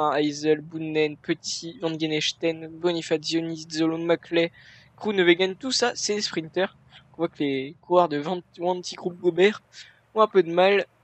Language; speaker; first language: French; native; French